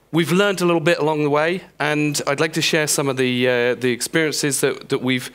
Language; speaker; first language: English; native; English